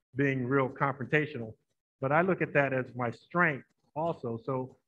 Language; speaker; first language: English; native; English